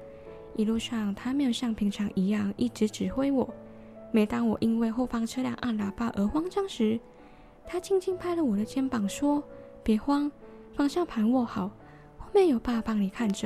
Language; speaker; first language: Chinese; native; Chinese